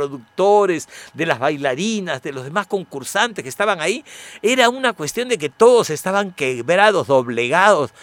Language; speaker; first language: Spanish; native; Spanish